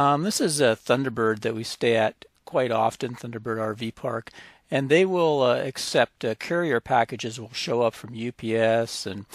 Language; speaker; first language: English; native; English